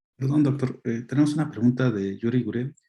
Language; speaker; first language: Spanish; native; Spanish